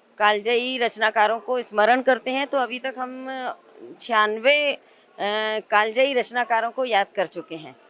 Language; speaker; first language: Hindi; native; Hindi